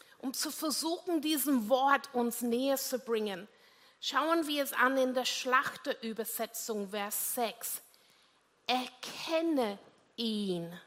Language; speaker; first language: German; non-native, fluent; English